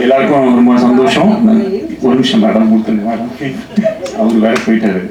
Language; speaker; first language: Tamil; native; Tamil